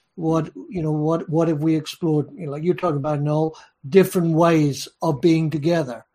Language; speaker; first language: English; native; English